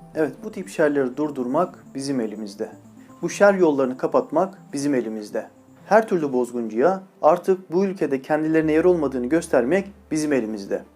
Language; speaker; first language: Turkish; native; Turkish